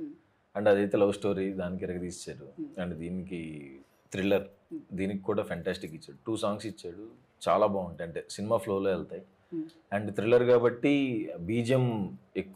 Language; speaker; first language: Telugu; native; Telugu